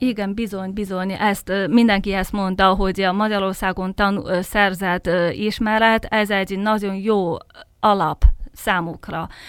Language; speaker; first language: Hungarian; non-native, fluent; Chinese